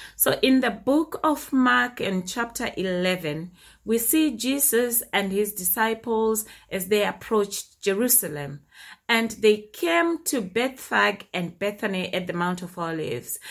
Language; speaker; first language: English; non-native, local second language; Shona